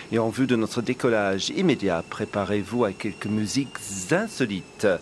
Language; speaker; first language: French; non-native, fluent; English